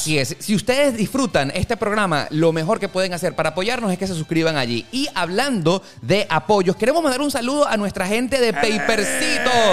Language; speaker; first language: Spanish; native; Spanish